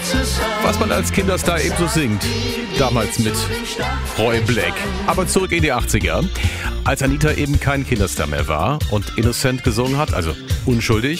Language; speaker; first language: German; native; German